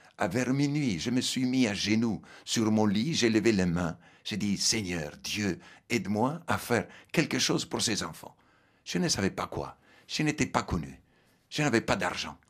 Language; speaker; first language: French; non-native, fluent; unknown